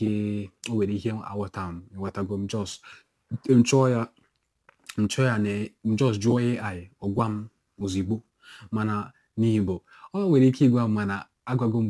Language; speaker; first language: Igbo; non-native, local second language; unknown